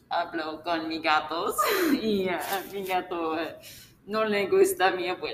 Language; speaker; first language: Spanish; non-native, learner; English